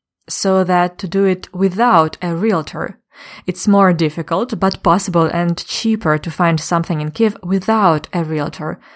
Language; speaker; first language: English; non-native, fluent; Ukrainian